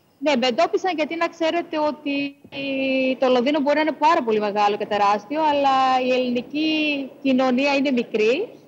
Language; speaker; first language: Greek; native; Greek